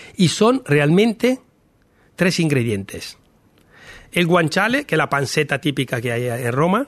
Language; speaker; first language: Spanish; non-native, fluent; Italian